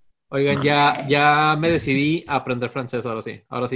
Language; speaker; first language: Spanish; native; Spanish